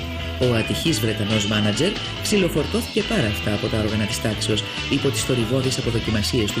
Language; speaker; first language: Greek; native; Greek